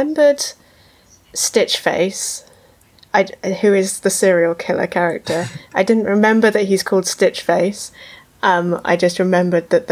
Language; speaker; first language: English; native; English